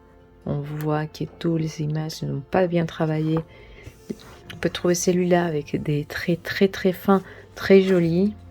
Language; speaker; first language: French; non-native, learner; Spanish